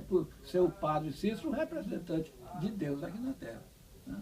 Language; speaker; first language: Portuguese; native; Portuguese